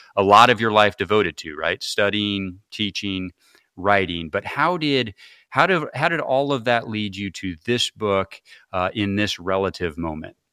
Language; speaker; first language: English; native; English